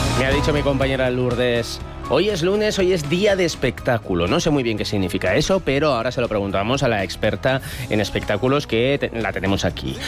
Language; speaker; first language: Spanish; native; Spanish